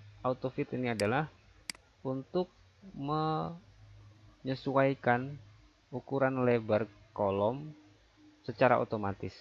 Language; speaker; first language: Indonesian; native; Indonesian